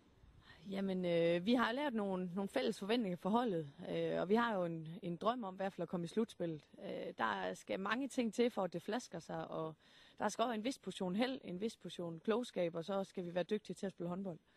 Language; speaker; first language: Danish; native; Danish